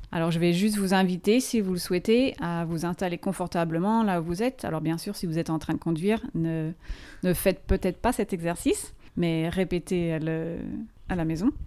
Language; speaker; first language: French; native; French